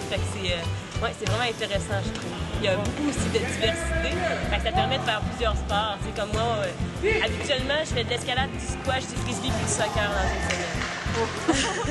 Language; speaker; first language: French; native; French